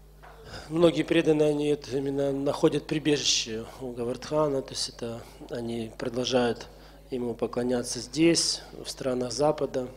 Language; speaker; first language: Russian; native; Russian